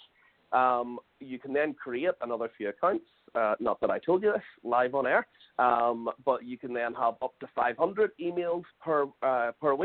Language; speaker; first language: English; native; English